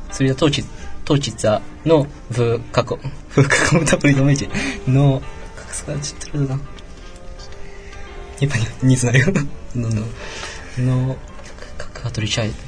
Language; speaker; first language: Russian; non-native, learner; Japanese